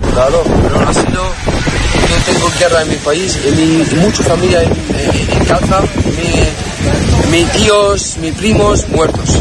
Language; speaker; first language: Spanish; non-native, learner; Arabic